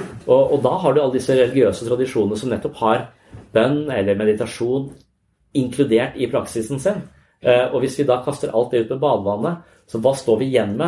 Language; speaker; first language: Norwegian; native; Norwegian